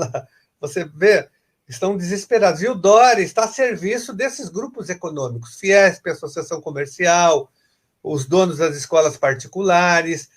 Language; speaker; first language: Portuguese; native; Portuguese